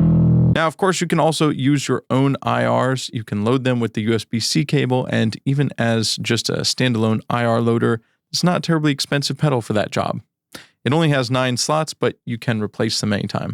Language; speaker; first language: English; native; English